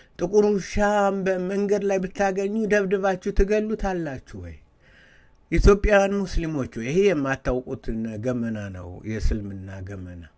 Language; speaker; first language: Amharic; native; Amharic